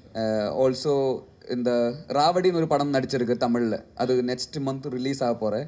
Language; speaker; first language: Tamil; non-native, learner; Malayalam